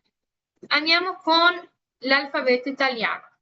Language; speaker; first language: Italian; non-native, fluent; Spanish